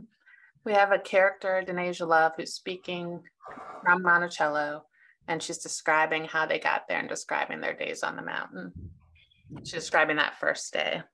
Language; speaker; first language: English; native; English